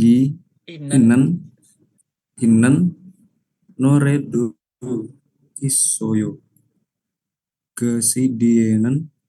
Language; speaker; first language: Korean; non-native, learner; Indonesian